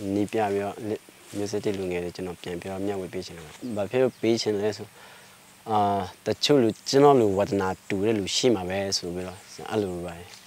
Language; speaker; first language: Burmese; non-native, local second language; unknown